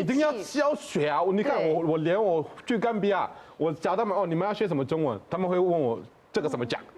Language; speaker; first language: Chinese; non-native, fluent; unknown